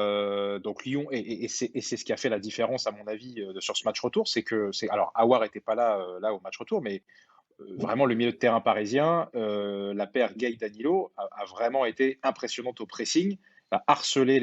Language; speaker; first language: French; native; French